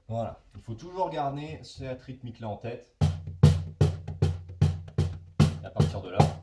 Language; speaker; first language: French; native; French